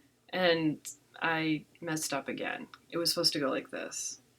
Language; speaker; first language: English; native; English